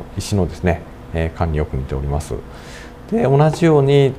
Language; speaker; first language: Japanese; native; Japanese